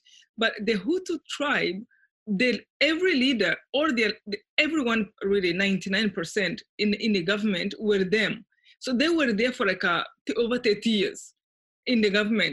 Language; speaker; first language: English; non-native, local second language; Kinyarwanda